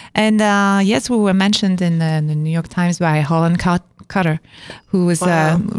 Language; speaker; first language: English; non-native, fluent; French